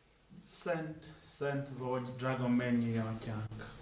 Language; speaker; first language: Hungarian; non-native, learner; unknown